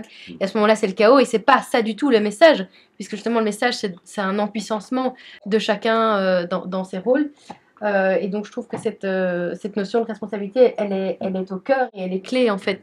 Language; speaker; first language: French; native; French